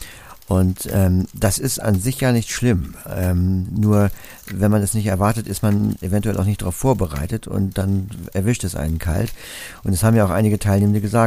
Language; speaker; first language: German; native; German